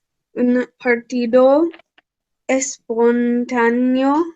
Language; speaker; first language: Spanish; non-native, learner; English